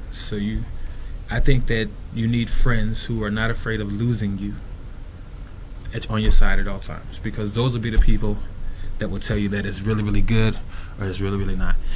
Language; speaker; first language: English; early bilingual, other home language; Spanish